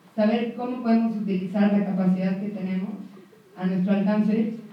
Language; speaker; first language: Spanish; native; Spanish